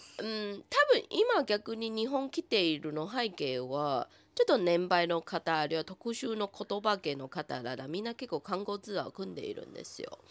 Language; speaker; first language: Japanese; non-native, fluent; Chinese